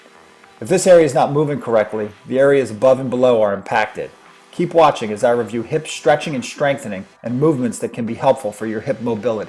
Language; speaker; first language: English; native; English